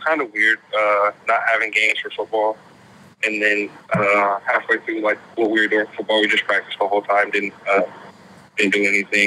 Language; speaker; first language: English; native; English